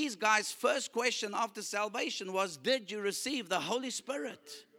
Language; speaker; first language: English; non-native, local second language; Afrikaans